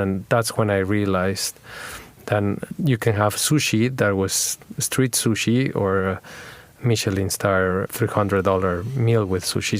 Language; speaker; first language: English; non-native, fluent; Spanish